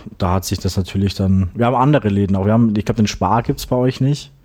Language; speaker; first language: German; native; German